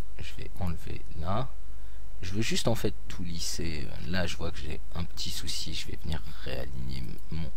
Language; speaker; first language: French; native; French